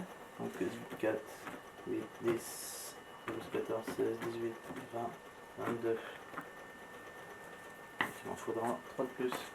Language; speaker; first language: French; native; French